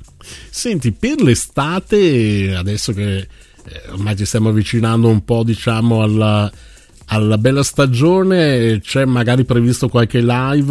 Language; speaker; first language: Italian; native; Italian